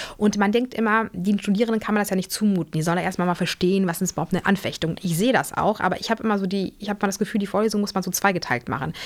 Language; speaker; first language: German; early bilingual, other home language; Polish